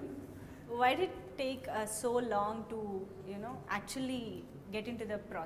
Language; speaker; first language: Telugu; native; Telugu